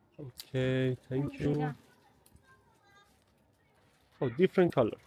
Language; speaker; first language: English; non-native, fluent; Persian